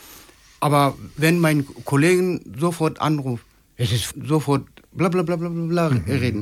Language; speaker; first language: German; non-native, learner; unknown